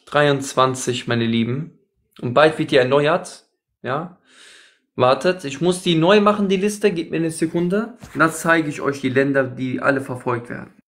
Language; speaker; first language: German; native; German